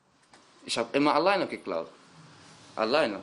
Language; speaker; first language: German; non-native, learner; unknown